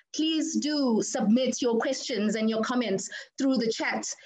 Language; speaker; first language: English; non-native, local second language; Zulu